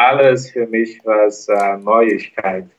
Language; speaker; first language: German; non-native, learner; Portuguese